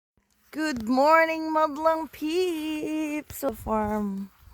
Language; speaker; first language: English; non-native, local second language; Cebuano